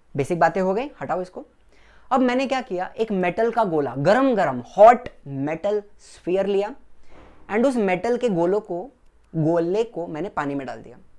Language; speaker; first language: Hindi; non-native, local second language; Gujarati